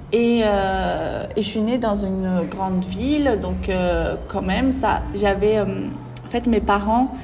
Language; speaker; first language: French; early bilingual, other home language; Portuguese